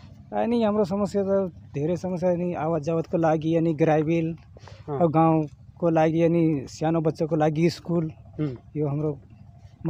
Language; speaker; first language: Nepali; non-native, local second language; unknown